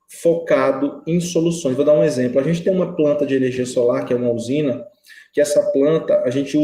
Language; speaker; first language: Portuguese; native; Portuguese